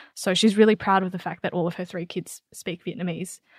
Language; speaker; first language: English; native; English